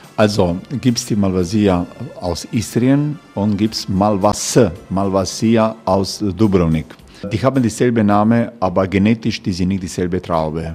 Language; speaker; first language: German; non-native, learner; Croatian